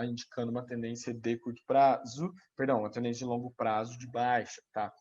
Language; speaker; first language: Portuguese; native; Portuguese